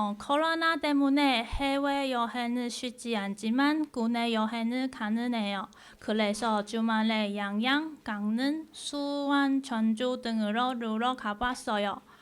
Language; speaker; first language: Korean; non-native, fluent; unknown